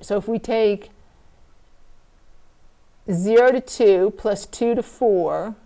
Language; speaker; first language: English; native; English